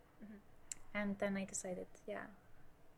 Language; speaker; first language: English; non-native, fluent; Icelandic